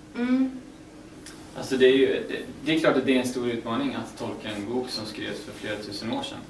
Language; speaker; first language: Swedish; native; Swedish